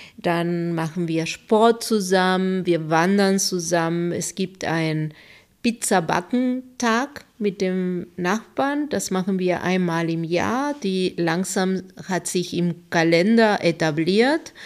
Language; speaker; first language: German; non-native, fluent; Spanish